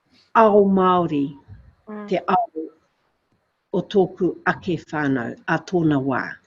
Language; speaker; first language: Māori; non-native, local second language; English